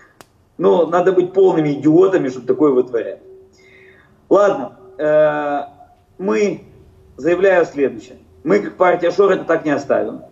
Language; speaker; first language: Russian; native; Russian